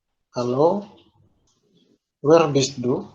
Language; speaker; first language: German; non-native, learner; Indonesian